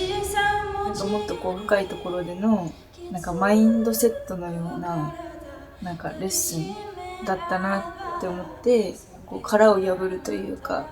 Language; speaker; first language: Japanese; native; Japanese